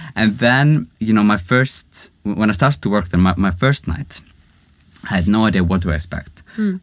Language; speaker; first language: English; non-native, fluent; Icelandic